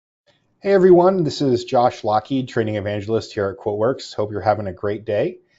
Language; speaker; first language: English; native; English